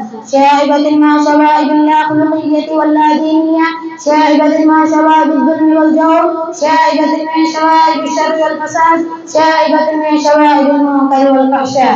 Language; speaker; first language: Arabic; non-native, learner; Urdu